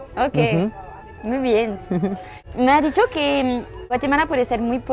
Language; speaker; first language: Spanish; non-native, learner; French